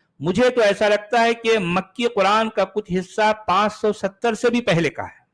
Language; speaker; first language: Urdu; native; Urdu